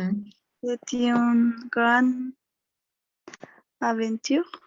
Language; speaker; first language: French; non-native, learner; Spanish